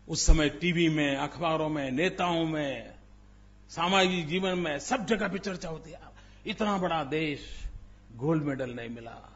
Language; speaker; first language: Hindi; non-native, local second language; Gujarati